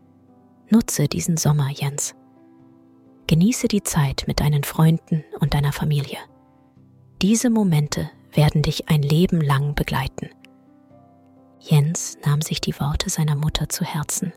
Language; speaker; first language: German; native; German